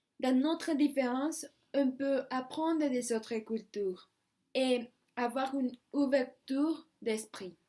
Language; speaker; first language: French; non-native, learner; Spanish